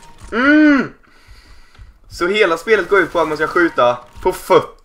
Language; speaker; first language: Swedish; native; Swedish